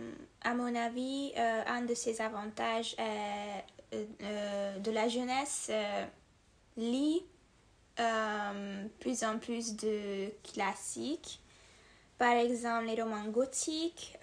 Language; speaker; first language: French; non-native, learner; Hungarian